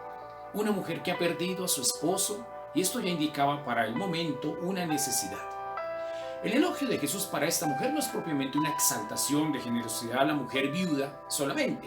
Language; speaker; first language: Spanish; native; Spanish